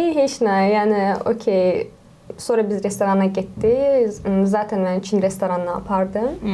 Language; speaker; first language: Azerbaijani; non-native, local second language; Lezghian